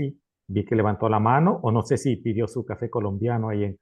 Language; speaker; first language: Spanish; native; Spanish